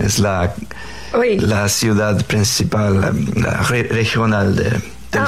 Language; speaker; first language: Spanish; non-native, learner; Faroese